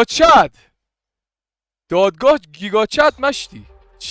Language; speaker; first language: Persian; native; Persian